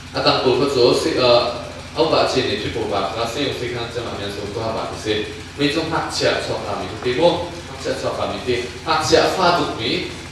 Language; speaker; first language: Burmese; non-native, local second language; Hakha Chin